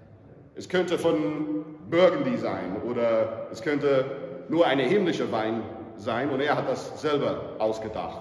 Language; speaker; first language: German; non-native, fluent; English